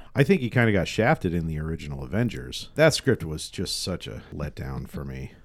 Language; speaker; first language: English; native; English